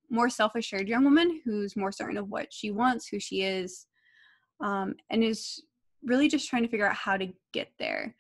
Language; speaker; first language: English; native; English